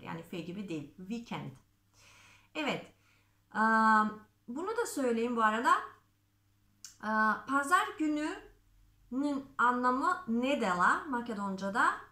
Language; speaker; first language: Turkish; non-native, fluent; Macedonian